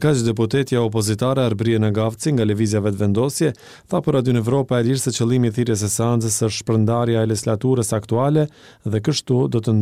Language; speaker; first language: Albanian; native; Albanian